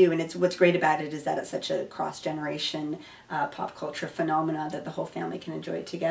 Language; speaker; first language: English; native; English